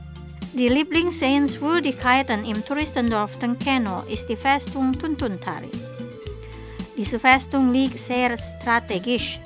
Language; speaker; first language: German; non-native, fluent; Indonesian